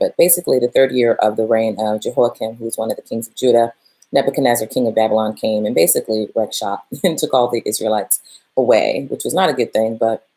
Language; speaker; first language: English; native; English